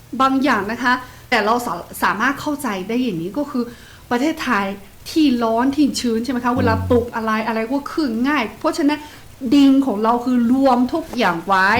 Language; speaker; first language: Thai; non-native, fluent; Chinese